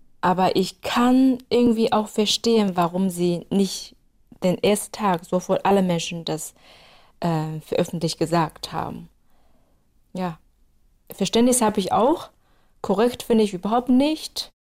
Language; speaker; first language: German; non-native, fluent; Chinese